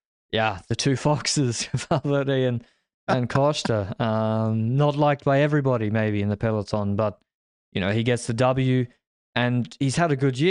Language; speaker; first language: English; native; English